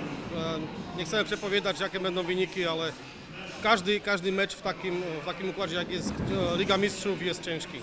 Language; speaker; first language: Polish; non-native, learner; Slovak